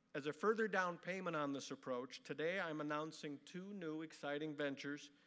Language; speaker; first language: English; native; English